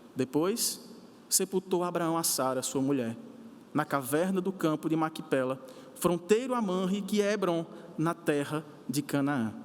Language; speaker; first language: Portuguese; native; Portuguese